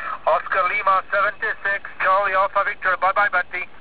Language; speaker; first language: English; non-native, fluent; Czech